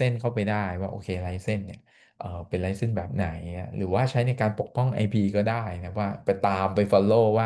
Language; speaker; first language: Thai; native; Thai